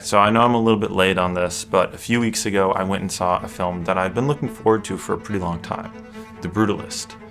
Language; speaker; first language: English; native; English